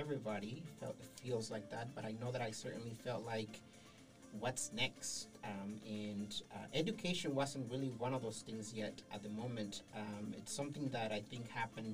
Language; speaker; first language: English; non-native, fluent; Spanish